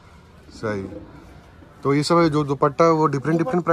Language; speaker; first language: Hindi; native; Hindi